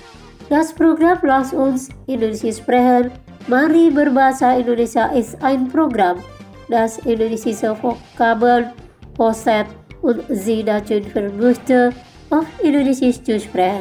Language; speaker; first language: German; non-native, fluent; Indonesian